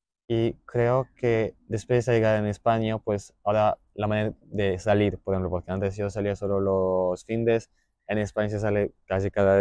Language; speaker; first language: Spanish; non-native, fluent; German